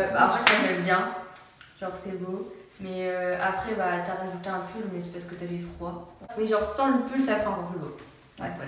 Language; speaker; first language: French; native; French